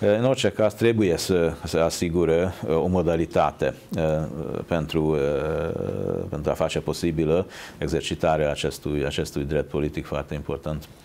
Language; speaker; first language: Romanian; non-native, fluent; Hungarian